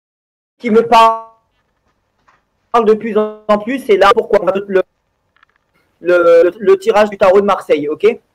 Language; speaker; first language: French; native; French